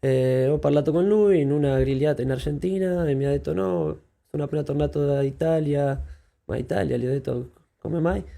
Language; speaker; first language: Italian; non-native, fluent; Spanish